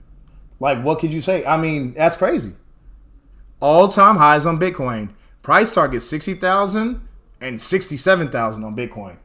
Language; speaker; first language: English; native; English